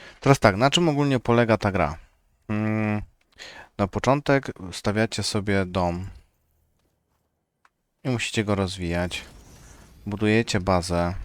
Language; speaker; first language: Polish; native; Polish